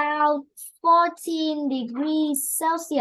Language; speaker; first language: English; non-native, learner; Vietnamese